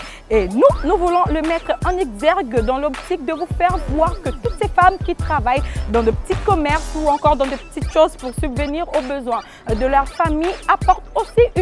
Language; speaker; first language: French; non-native, local second language; Lingala